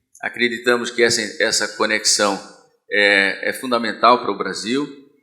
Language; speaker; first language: Portuguese; native; Portuguese